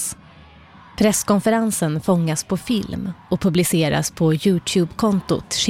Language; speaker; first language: Swedish; native; Swedish